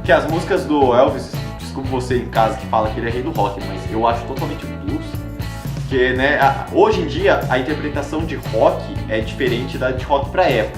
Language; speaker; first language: Portuguese; native; Portuguese